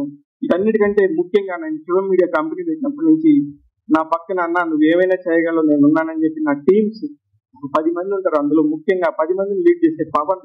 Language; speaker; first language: Telugu; native; Telugu